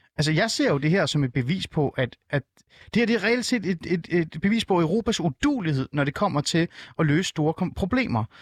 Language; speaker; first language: Danish; early bilingual, other home language; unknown